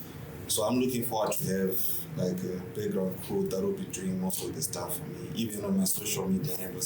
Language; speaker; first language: English; non-native, local second language; Shona